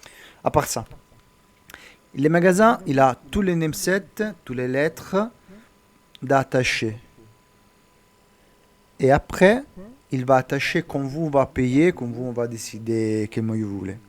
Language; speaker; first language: French; non-native, learner; Italian